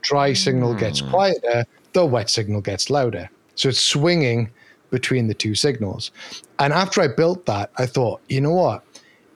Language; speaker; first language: English; native; English